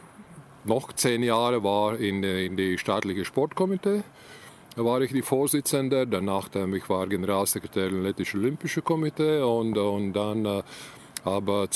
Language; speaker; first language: German; non-native, learner; Latvian